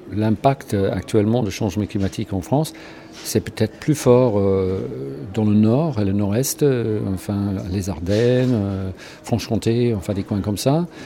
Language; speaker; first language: French; native; French